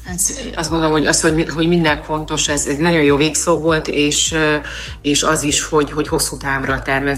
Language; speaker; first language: Hungarian; native; Hungarian